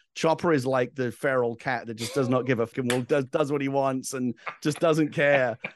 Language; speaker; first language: English; native; English